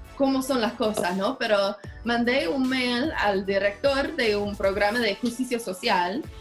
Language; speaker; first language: Spanish; non-native, learner; English